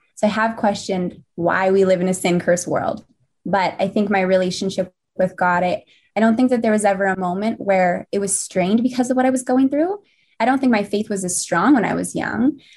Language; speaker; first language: English; native; English